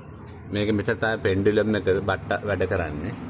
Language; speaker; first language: Sinhala; native; Sinhala